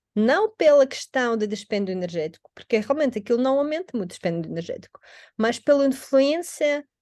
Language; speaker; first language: Portuguese; non-native, fluent; Russian